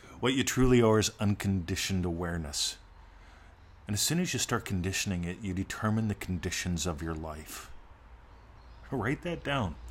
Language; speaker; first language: English; native; English